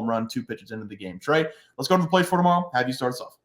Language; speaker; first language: English; native; English